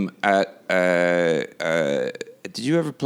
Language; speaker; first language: English; native; English